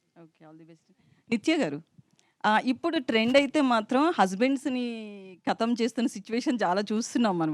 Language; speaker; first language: Telugu; native; Telugu